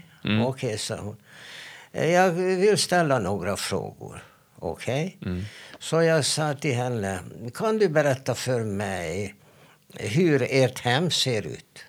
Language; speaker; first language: Swedish; non-native, fluent; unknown